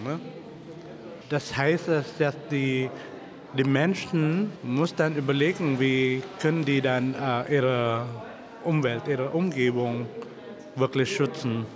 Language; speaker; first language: German; non-native, fluent; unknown